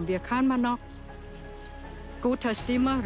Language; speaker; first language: German; non-native, learner; Thai